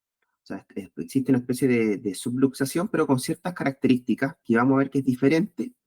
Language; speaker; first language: Spanish; native; Spanish